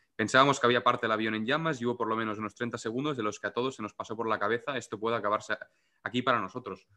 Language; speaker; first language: Spanish; non-native, local second language; Catalan